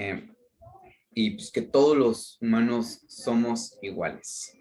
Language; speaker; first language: Spanish; native; Spanish